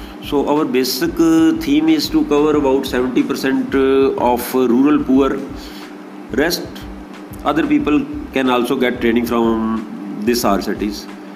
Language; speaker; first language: English; non-native, local second language; Punjabi